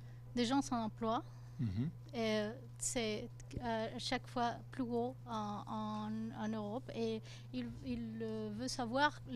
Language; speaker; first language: French; non-native, fluent; Spanish